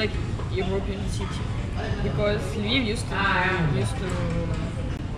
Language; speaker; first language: English; non-native, learner; Ukrainian